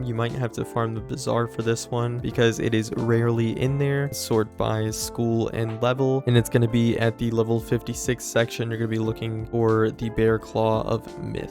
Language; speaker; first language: English; native; English